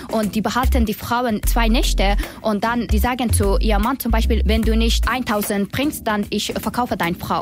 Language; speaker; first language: German; non-native, learner; Persian